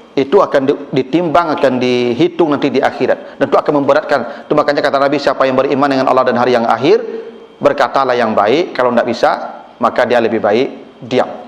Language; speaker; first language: Malay; non-native, local second language; Minangkabau